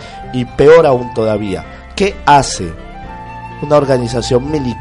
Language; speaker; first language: Spanish; native; Spanish